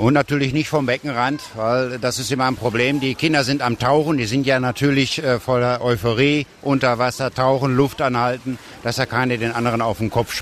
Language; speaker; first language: German; native; German